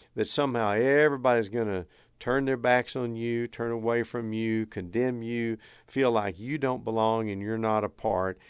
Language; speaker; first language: English; native; English